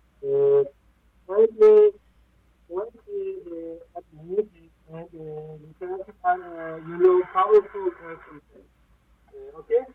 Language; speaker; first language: English; non-native, learner; Turkish